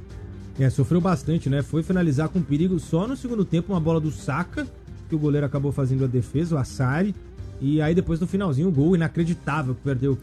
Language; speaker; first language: Portuguese; native; Portuguese